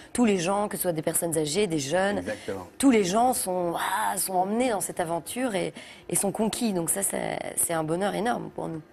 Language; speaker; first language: French; native; French